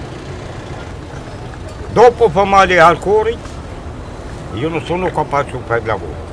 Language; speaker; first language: Italian; non-native, learner; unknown